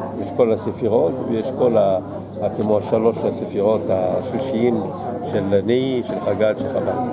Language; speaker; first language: Hebrew; non-native, fluent; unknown